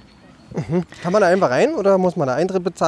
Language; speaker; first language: German; native; German